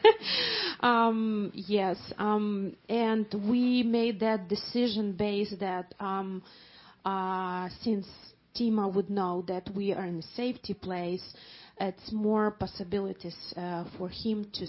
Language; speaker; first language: English; non-native, fluent; Ukrainian